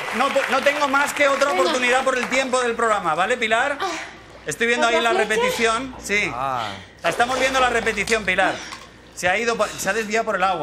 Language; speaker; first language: Spanish; native; Spanish